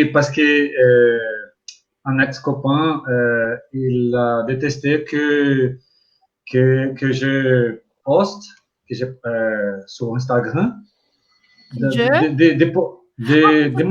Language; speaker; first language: French; non-native, learner; Portuguese